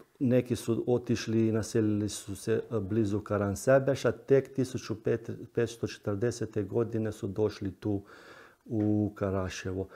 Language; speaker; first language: Croatian; early bilingual, heritage; Croatian